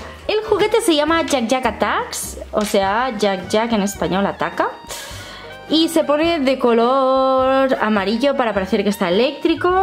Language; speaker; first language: Spanish; native; Spanish